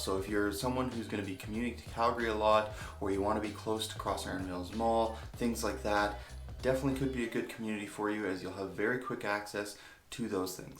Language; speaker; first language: English; native; English